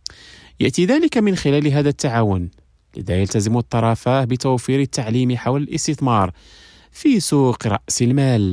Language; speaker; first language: Arabic; non-native, fluent; Indonesian